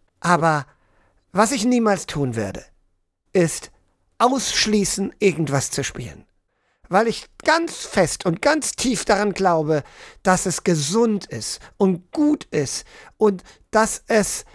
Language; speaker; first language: German; native; German